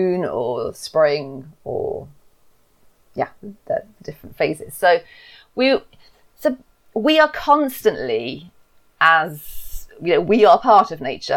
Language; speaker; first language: English; native; English